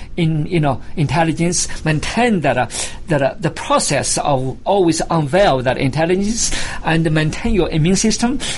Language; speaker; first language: English; non-native, fluent; Chinese